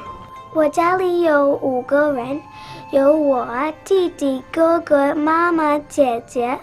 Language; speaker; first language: Chinese; non-native, learner; English